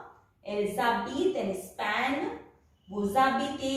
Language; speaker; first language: French; non-native, fluent; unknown